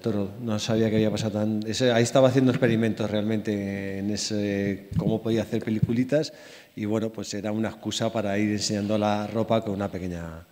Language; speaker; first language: Spanish; native; Spanish